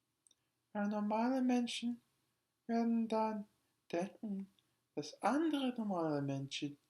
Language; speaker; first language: German; non-native, learner; English